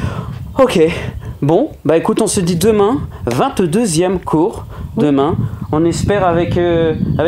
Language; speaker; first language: French; native; French